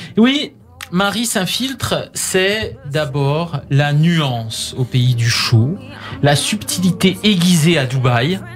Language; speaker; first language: French; native; French